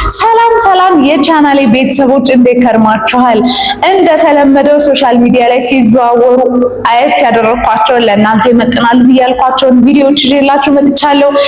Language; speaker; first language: Amharic; native; Amharic